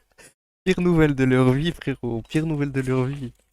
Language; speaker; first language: French; native; French